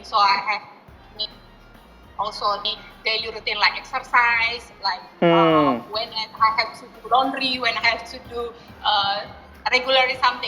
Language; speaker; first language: English; non-native, learner; Indonesian